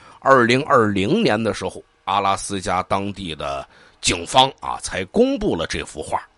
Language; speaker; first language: Chinese; native; Chinese